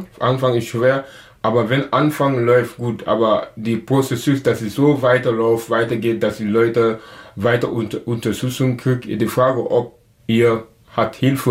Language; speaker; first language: German; non-native, learner; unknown